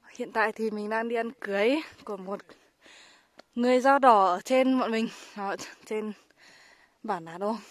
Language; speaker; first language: Vietnamese; non-native, local second language; Iu Mien